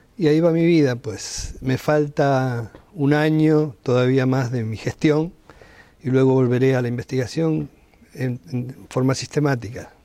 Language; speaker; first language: Spanish; native; Spanish